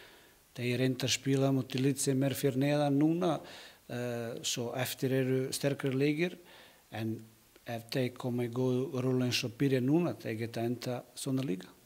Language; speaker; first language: Icelandic; non-native, learner; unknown